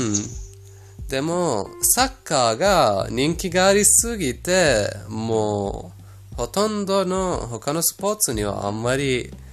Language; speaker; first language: Japanese; non-native, fluent; Persian